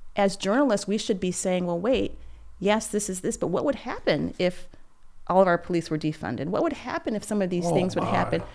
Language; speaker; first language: English; native; English